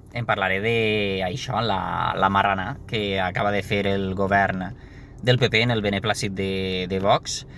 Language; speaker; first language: Catalan; native; Catalan